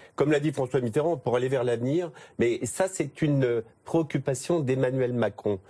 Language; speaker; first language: French; native; French